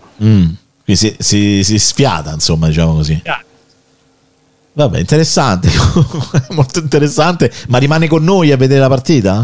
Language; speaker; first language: Italian; native; Italian